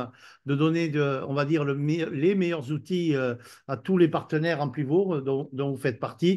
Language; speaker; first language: French; native; French